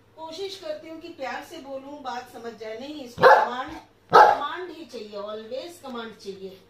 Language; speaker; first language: Hindi; non-native, local second language; Bangla